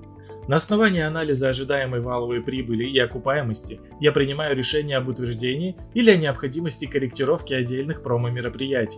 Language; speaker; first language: Russian; native; Russian